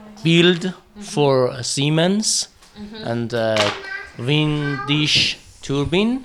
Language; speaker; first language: German; non-native, learner; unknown